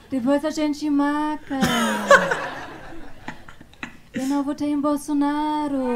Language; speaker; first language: Portuguese; non-native, fluent; German